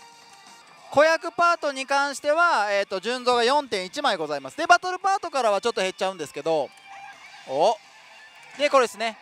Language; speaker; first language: Japanese; native; Japanese